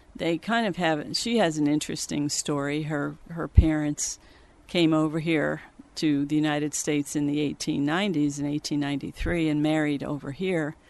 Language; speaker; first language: English; early bilingual, other home language; Swedish